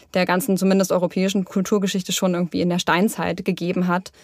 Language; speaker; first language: German; native; German